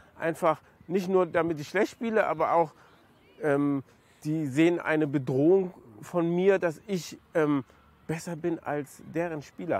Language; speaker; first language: German; native; German